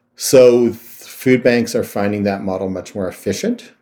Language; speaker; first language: English; native; English